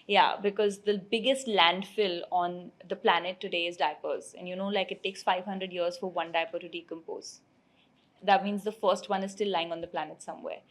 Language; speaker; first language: English; non-native, local second language; Hindi